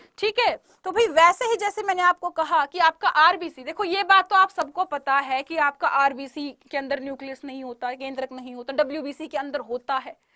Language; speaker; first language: Hindi; native; Hindi